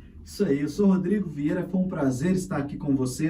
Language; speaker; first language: Portuguese; native; Portuguese